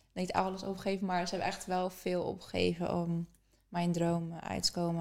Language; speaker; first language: Dutch; early bilingual, other home language; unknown